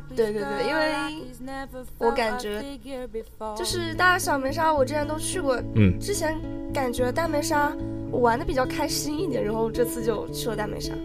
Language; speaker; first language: Chinese; native; Chinese